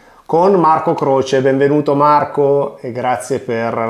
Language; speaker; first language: Italian; native; Italian